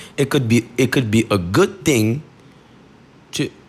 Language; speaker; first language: English; early bilingual, other home language; Haitian Creole